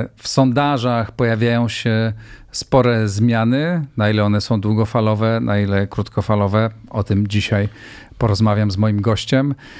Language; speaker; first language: Polish; native; Polish